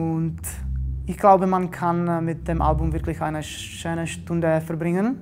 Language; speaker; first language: German; non-native, fluent; Czech